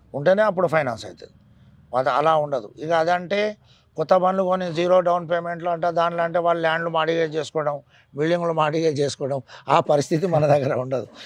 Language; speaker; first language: Telugu; non-native, local second language; Urdu